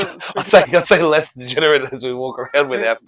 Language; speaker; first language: English; native; English